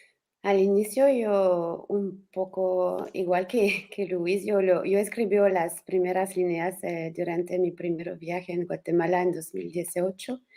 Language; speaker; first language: Spanish; non-native, learner; French